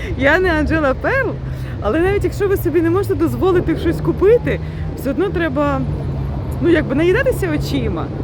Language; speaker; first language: Ukrainian; native; Ukrainian